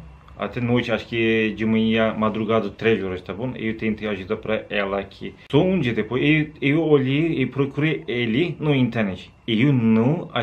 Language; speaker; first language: Portuguese; non-native, learner; Turkish